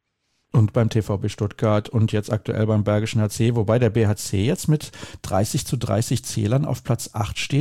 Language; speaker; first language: German; native; German